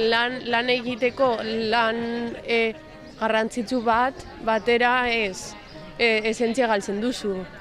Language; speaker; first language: Basque; non-native, learner; Spanish